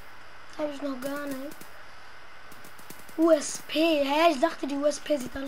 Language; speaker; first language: German; native; German